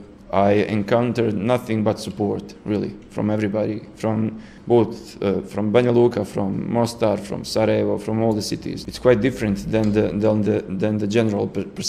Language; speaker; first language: English; non-native, fluent; Serbian